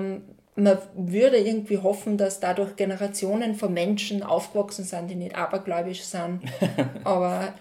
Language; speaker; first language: German; native; German